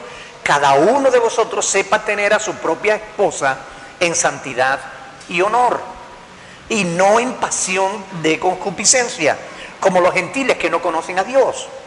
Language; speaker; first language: Spanish; native; Spanish